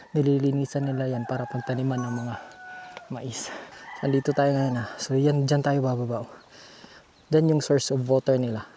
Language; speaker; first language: Filipino; non-native, local second language; Cebuano